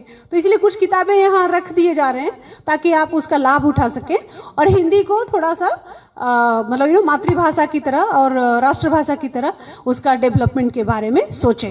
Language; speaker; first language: Hindi; native; Hindi